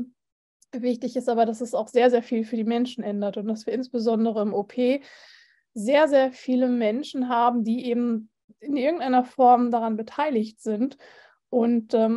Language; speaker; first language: German; native; German